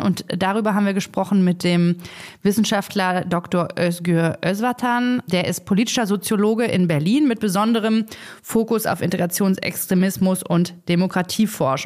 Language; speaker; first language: German; native; German